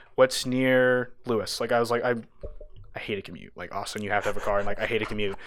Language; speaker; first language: English; native; English